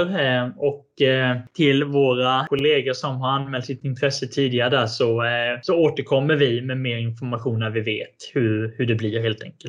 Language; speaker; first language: Swedish; native; Swedish